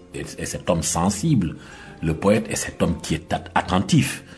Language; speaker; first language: French; non-native, local second language; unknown